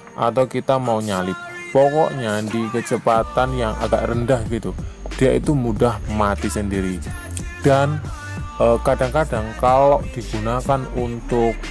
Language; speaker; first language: Indonesian; non-native, local second language; Javanese